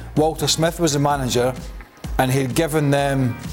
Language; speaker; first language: English; native; English